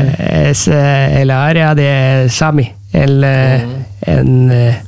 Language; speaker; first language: Spanish; non-native, learner; Norwegian